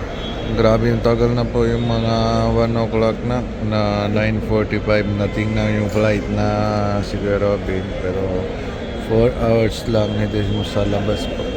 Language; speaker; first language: Filipino; non-native, learner; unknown